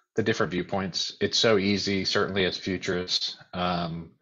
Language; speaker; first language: English; native; English